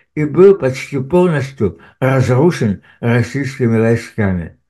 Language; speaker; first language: Russian; native; Russian